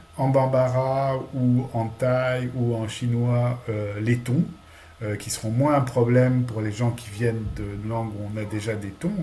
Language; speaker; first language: French; native; French